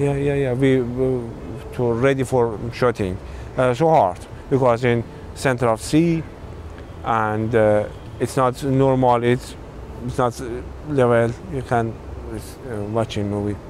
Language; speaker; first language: English; non-native, learner; Persian